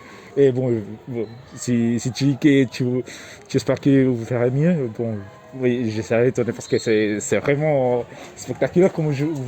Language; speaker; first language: French; non-native, fluent; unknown